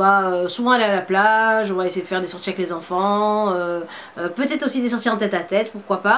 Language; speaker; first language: French; native; French